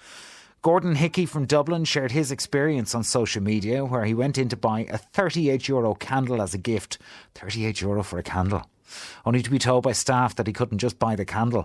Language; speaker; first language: English; native; English